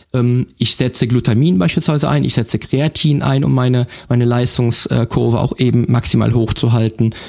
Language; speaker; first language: German; native; German